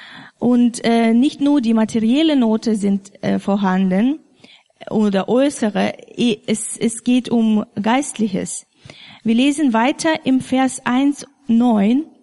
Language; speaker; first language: German; non-native, fluent; Russian